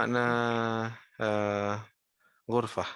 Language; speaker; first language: Indonesian; native; Indonesian